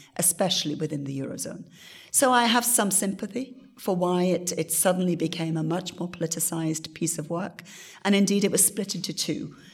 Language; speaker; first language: English; native; English